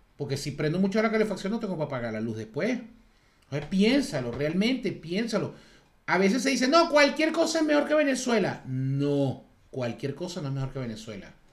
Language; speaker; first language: Spanish; native; Spanish